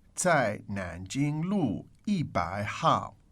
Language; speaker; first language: Chinese; non-native, learner; English